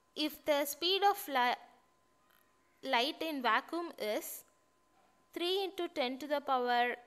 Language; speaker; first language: English; non-native, local second language; Tamil